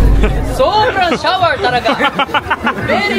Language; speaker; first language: Filipino; non-native, learner; Japanese